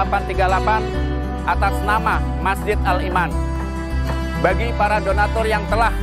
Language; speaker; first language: Indonesian; native; Indonesian